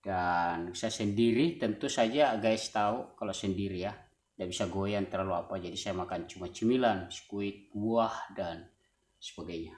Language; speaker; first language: Indonesian; non-native, local second language; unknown